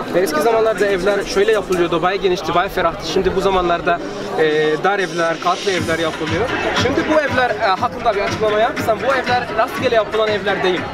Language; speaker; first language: Turkish; non-native, fluent; Arabic